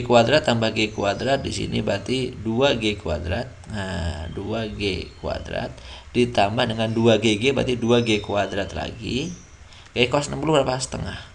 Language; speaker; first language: Indonesian; native; Indonesian